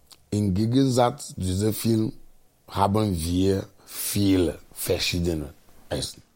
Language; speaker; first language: German; non-native, fluent; Ewe